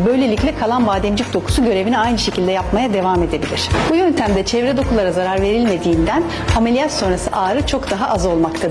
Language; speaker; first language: Turkish; native; Turkish